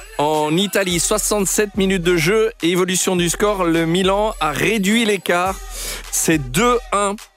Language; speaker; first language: French; native; French